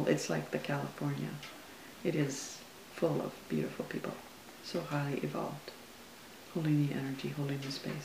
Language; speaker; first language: English; native; English